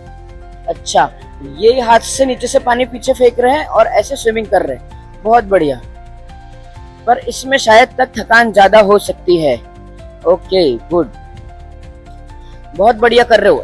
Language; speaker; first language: Hindi; native; Hindi